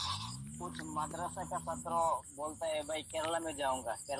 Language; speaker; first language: Hindi; non-native, local second language; Bangla